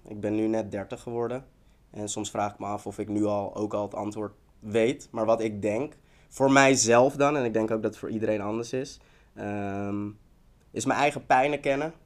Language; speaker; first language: Dutch; early bilingual, other home language; Tigrinya